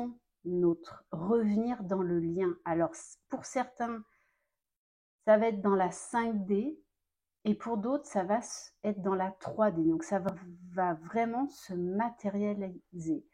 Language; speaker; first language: French; native; French